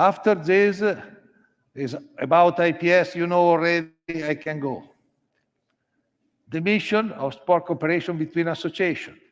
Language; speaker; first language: English; non-native, learner; Italian